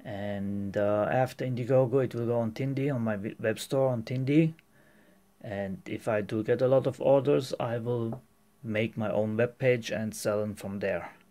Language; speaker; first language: English; non-native, fluent; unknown